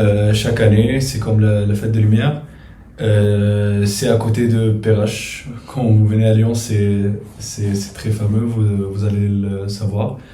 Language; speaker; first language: French; non-native, fluent; Arabic